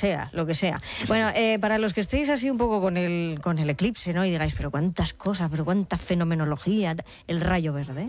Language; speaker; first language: Spanish; native; Spanish